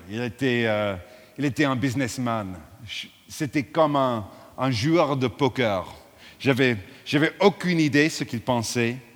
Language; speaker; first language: French; non-native, fluent; English